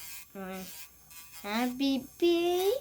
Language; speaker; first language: French; native; French